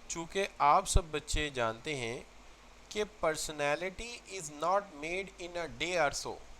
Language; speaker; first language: Urdu; native; Urdu